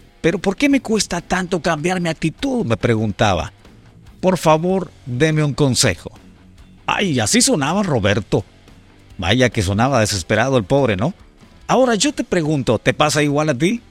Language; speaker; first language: Spanish; native; Spanish